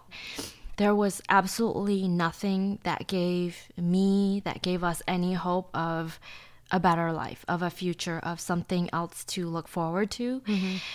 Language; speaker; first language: English; early bilingual, other home language; Chinese